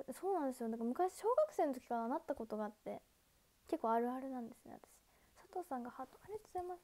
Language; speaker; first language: Japanese; native; Japanese